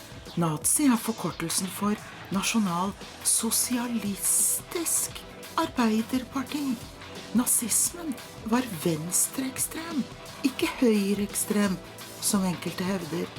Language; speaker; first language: Norwegian; early bilingual, heritage; Norwegian